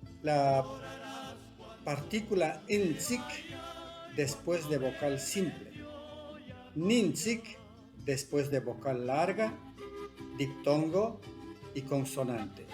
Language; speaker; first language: Spanish; non-native, local second language; Quechua